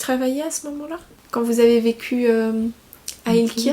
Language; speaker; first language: French; native; French